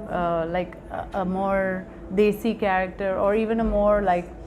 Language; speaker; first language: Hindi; non-native, local second language; French